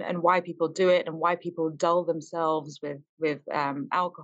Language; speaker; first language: English; native; English